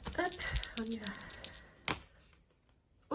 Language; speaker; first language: French; native; French